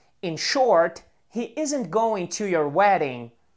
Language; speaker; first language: English; non-native, fluent; Portuguese